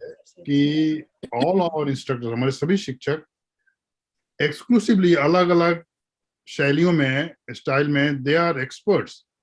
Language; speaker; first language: Hindi; native; Hindi